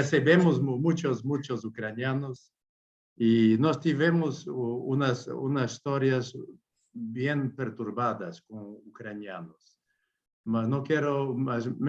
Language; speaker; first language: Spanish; non-native, learner; Portuguese